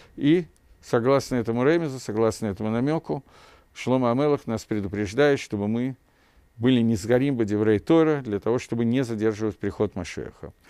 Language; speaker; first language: Russian; native; Russian